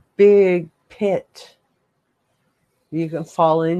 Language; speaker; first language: English; native; English